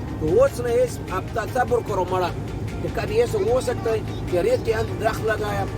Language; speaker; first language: Urdu; non-native, local second language; Pashto